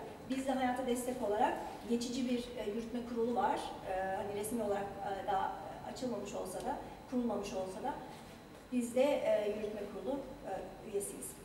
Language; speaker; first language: Turkish; native; Turkish